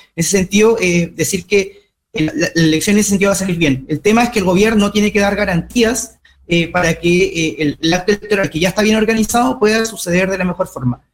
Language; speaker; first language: Spanish; native; Spanish